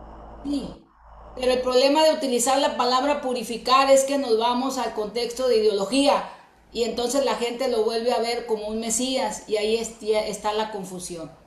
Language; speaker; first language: Spanish; native; Spanish